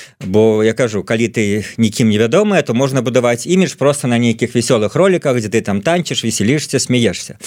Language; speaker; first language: Belarusian; non-native, local second language; Russian